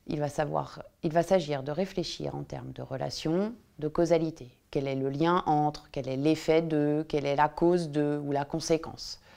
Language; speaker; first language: French; native; French